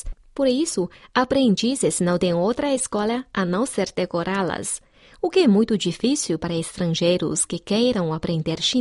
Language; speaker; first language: Portuguese; non-native, fluent; Chinese